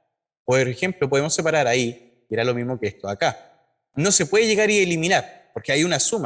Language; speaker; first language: Spanish; native; Spanish